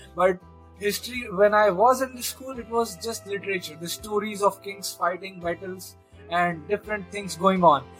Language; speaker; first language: English; non-native, local second language; Hindi